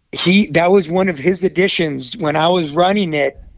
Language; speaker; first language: English; native; English